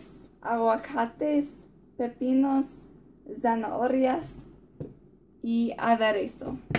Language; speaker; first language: Spanish; non-native, learner; English